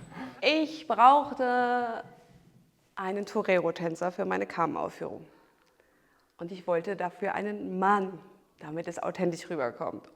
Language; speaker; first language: German; native; German